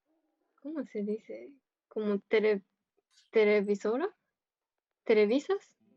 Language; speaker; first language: Spanish; non-native, fluent; Japanese